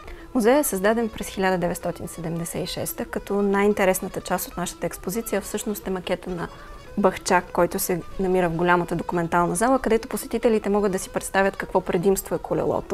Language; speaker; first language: Bulgarian; native; Bulgarian